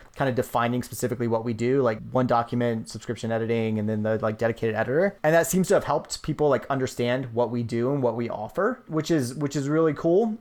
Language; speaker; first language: English; native; English